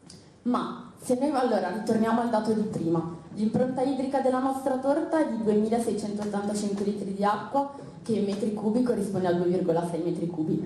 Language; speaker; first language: Italian; native; Italian